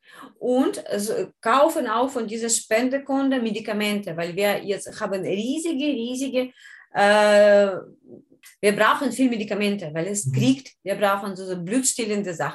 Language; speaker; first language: German; non-native, learner; Ukrainian